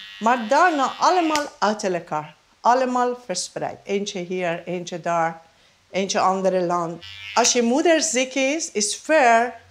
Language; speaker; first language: Dutch; non-native, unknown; Persian